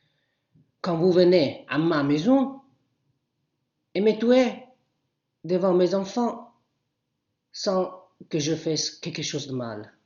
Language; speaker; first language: French; non-native, learner; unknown